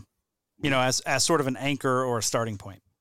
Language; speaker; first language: English; native; English